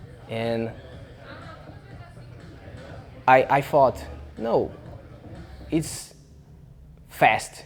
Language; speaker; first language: English; non-native, learner; Portuguese